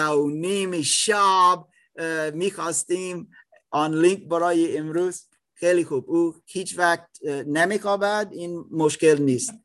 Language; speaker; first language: Persian; non-native, learner; German